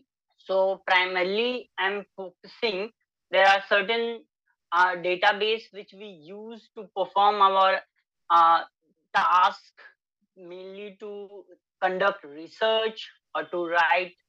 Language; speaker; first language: English; non-native, local second language; Hindi